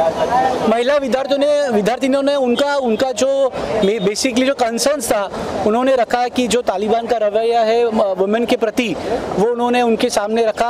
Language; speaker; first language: Hindi; non-native, local second language; Marathi